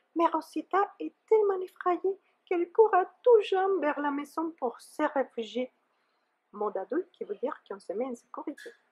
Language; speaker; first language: French; non-native, fluent; Spanish